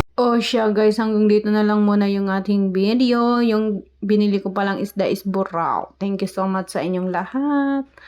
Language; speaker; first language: Filipino; non-native, local second language; Waray